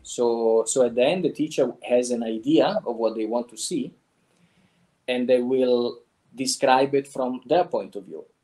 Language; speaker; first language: English; non-native, fluent; Italian